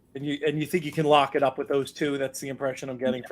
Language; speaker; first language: English; native; English